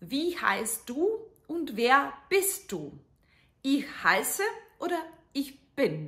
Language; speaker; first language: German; non-native, fluent; Serbian